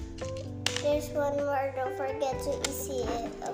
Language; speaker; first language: English; non-native, learner; Indonesian